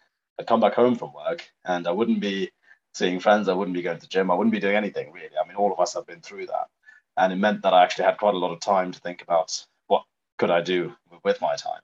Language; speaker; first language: English; native; English